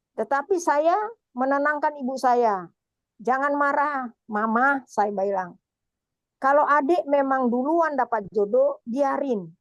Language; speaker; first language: Indonesian; native; Indonesian